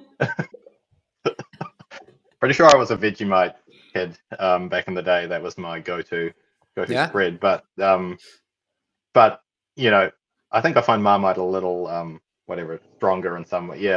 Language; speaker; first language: English; native; English